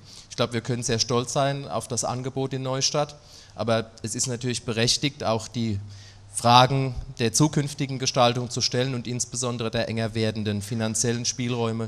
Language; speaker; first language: German; native; German